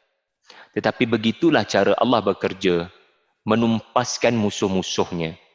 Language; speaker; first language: Malay; native; Malay